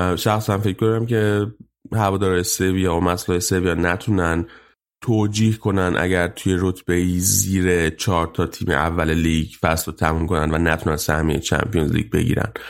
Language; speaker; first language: Persian; native; Persian